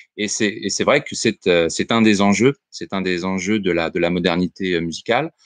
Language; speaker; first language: French; native; French